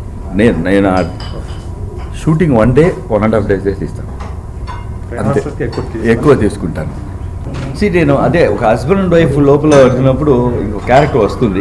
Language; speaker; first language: Telugu; non-native, local second language; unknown